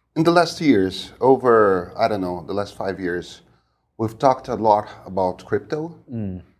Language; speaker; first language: English; non-native, fluent; Portuguese